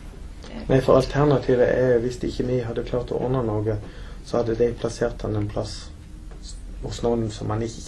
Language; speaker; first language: Norwegian; native; Norwegian